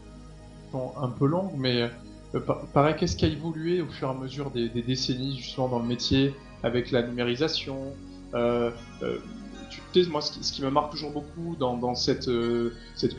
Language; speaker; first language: French; native; French